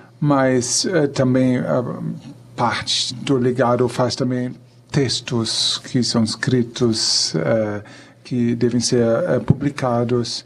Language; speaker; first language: Portuguese; non-native, fluent; German